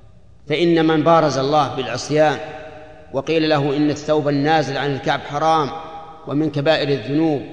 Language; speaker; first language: Arabic; native; Arabic